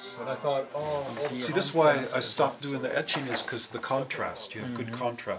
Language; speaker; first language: English; native; English